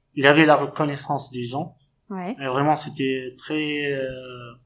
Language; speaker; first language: French; non-native, local second language; Arabic